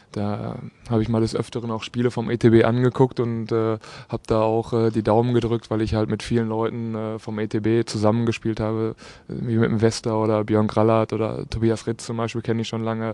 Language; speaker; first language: German; native; German